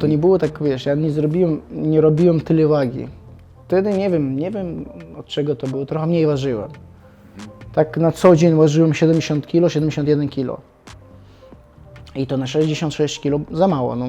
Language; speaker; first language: Polish; non-native, fluent; Chechen